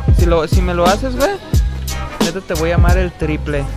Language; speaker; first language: Spanish; native; Spanish